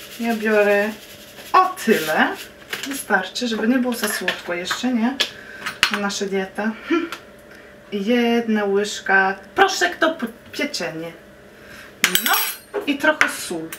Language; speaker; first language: Polish; non-native, learner; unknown